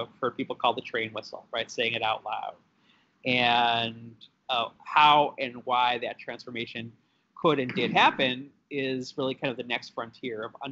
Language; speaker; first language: English; native; English